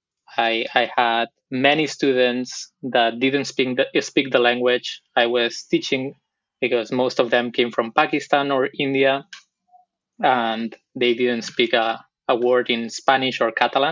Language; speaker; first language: English; non-native, fluent; Spanish